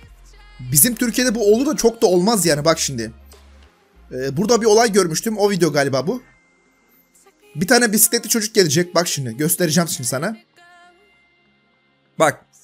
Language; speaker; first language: Turkish; native; Turkish